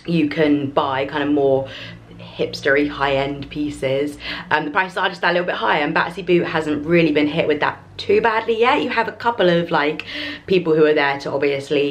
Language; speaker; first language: English; native; English